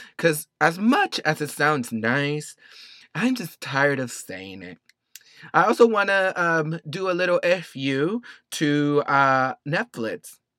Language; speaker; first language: English; early bilingual, other home language; Spanish